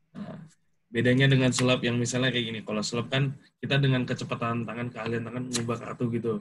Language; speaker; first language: Indonesian; native; Indonesian